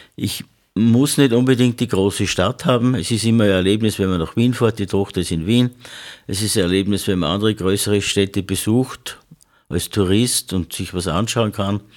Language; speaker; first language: German; native; German